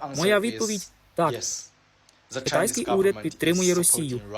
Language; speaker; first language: Ukrainian; non-native, fluent; Chinese